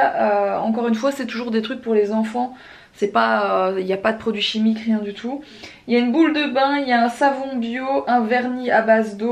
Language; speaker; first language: French; native; French